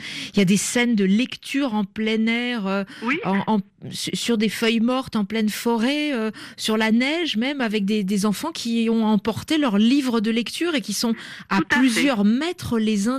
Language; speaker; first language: French; native; French